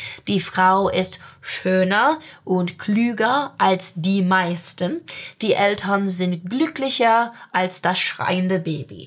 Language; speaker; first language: German; non-native, fluent; English